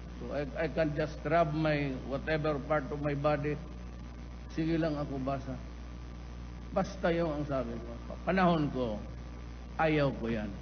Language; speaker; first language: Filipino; non-native, local second language; Cebuano